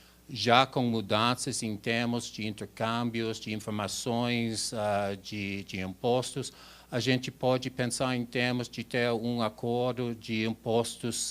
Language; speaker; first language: Portuguese; non-native, fluent; English